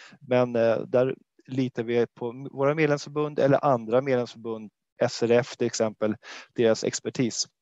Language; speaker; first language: Swedish; native; Swedish